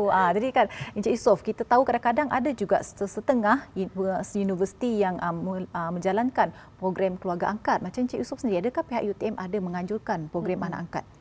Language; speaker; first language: Malay; native; Malay